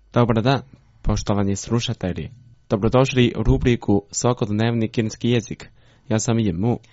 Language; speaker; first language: Croatian; non-native, fluent; Chinese